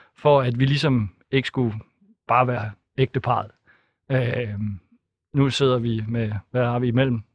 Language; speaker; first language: Danish; native; Danish